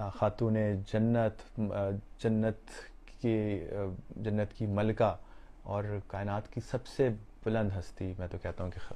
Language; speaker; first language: Urdu; native; Urdu